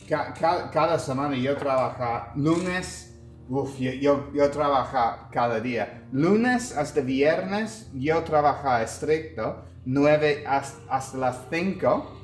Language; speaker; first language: Spanish; non-native, learner; English